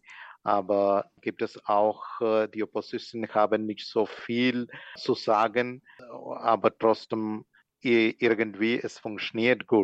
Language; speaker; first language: German; non-native, learner; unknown